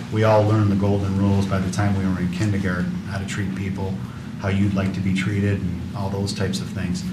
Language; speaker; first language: English; native; English